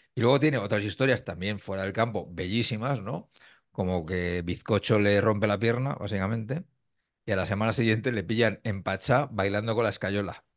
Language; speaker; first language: Spanish; native; Spanish